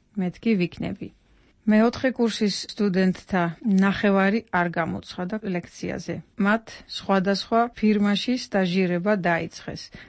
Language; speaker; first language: Georgian; non-native, fluent; Dutch